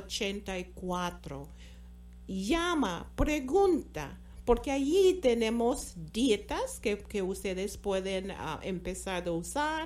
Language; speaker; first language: Spanish; non-native, fluent; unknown